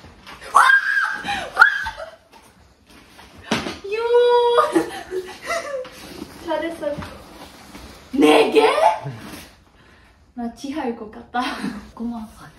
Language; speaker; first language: Korean; non-native, learner; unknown